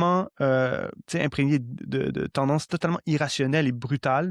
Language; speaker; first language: French; native; French